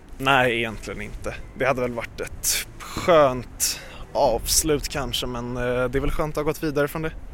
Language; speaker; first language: Swedish; native; Swedish